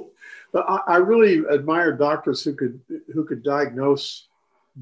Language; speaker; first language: English; native; English